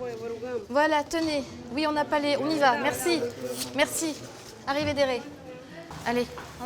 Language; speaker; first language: French; native; French